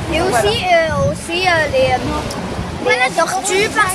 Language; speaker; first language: French; non-native, learner; Arabic